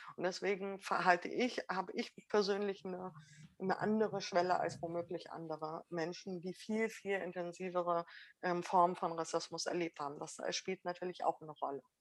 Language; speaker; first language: German; early bilingual, other home language; Arabic